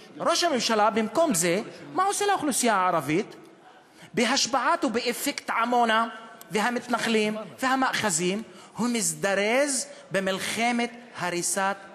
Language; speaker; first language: Hebrew; non-native, local second language; Arabic